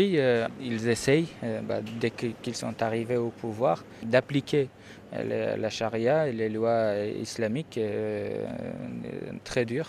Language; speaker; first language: French; non-native, fluent; Persian